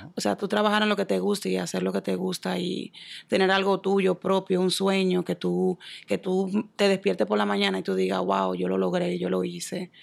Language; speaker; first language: Spanish; native; Spanish